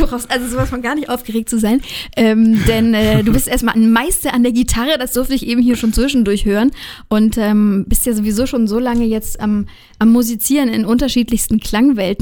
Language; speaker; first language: German; native; German